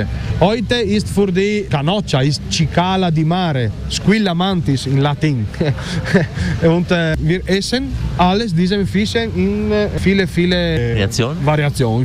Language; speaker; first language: German; non-native, learner; Italian